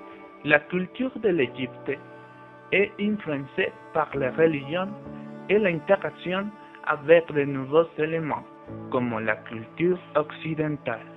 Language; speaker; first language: French; non-native, learner; Spanish